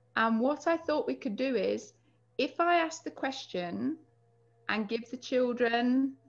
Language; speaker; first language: English; native; English